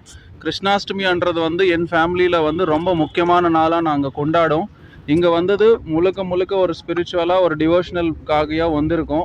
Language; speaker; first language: Tamil; native; Tamil